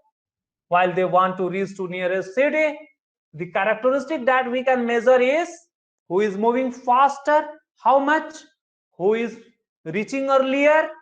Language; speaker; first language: English; non-native, local second language; Hindi